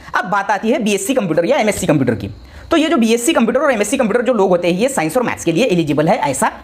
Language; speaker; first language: Hindi; non-native, local second language; Marathi